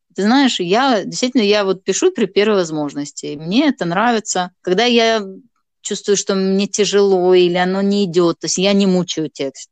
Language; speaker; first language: Russian; non-native, local second language; Gagauz